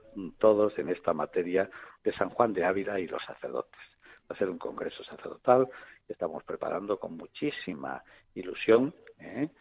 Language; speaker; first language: Spanish; native; Spanish